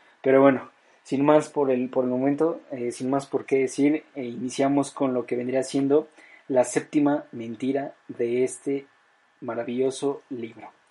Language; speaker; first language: Spanish; native; Spanish